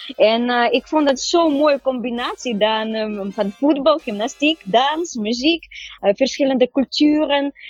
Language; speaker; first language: Dutch; non-native, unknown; Russian